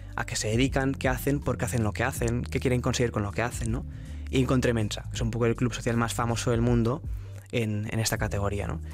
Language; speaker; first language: Spanish; native; Spanish